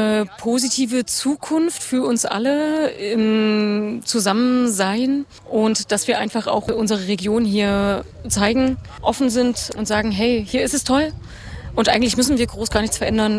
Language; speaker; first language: German; native; German